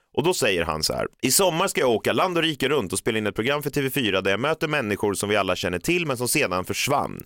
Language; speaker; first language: Swedish; native; Swedish